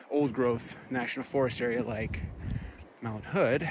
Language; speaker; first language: English; native; English